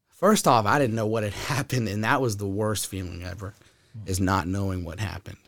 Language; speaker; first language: English; native; English